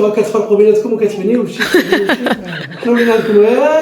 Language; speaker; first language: Arabic; native; Arabic